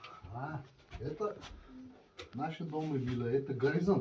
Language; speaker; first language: Russian; non-native, learner; Mongolian